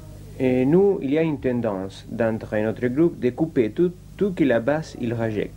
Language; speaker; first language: French; non-native, learner; Spanish